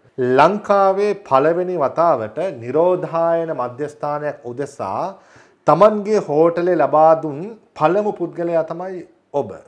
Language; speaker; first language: Sinhala; native; Sinhala